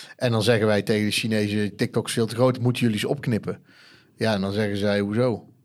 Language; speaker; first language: Dutch; native; Dutch